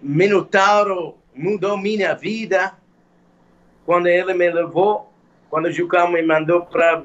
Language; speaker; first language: Portuguese; non-native, fluent; English